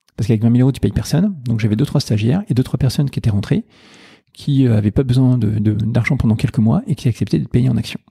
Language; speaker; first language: French; native; French